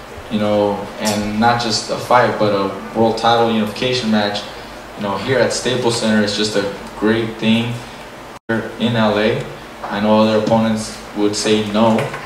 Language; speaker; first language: English; early bilingual, other home language; Spanish